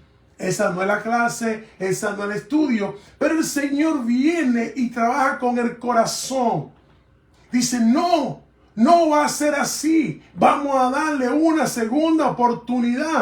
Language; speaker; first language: Spanish; native; Spanish